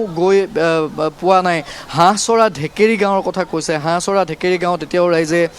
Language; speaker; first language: Assamese; native; Assamese